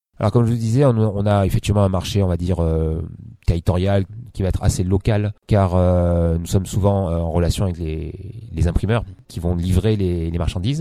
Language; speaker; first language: French; native; French